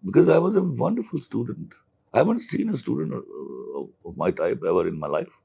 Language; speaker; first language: English; non-native, local second language; Urdu